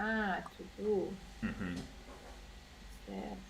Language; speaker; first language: Spanish; non-native, learner; Russian